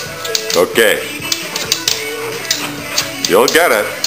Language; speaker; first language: English; native; English